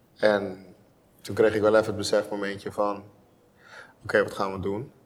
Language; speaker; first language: Dutch; non-native, local second language; Papiamento